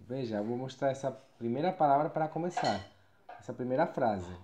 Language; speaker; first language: Portuguese; non-native, fluent; Spanish